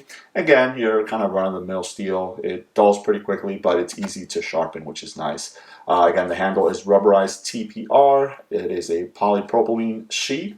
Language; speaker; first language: English; native; English